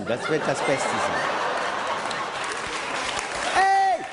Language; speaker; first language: German; native; German